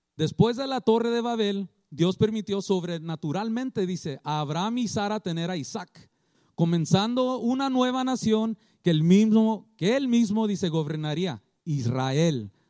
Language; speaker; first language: Spanish; early bilingual, heritage; Spanish